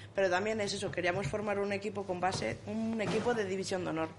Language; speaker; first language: Spanish; native; Spanish